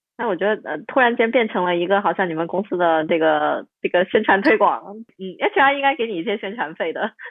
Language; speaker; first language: Chinese; native; Chinese